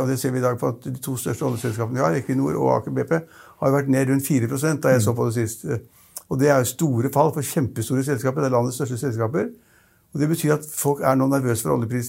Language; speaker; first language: Norwegian; native; Norwegian